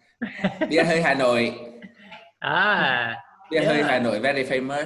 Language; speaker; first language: English; non-native, learner; Vietnamese